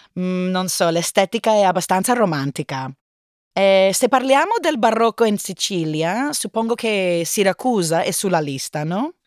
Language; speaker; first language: Italian; non-native, learner; English